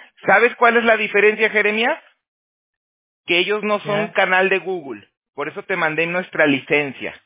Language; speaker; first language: Portuguese; non-native, learner; Spanish